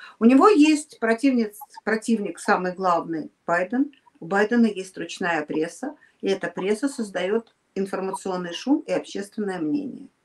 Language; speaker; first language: Russian; native; Russian